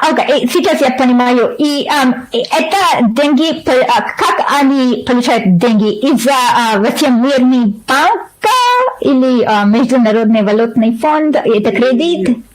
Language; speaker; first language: Russian; non-native, learner; English